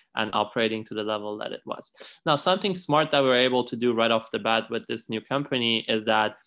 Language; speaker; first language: English; non-native, fluent; Persian